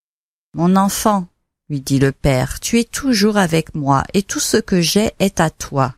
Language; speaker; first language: French; native; French